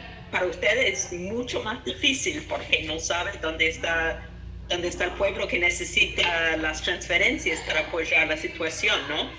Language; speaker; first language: Spanish; non-native, fluent; English